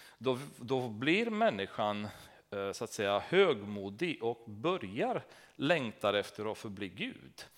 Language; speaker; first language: Swedish; non-native, fluent; Romanian